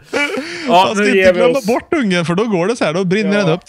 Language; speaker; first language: Swedish; native; Swedish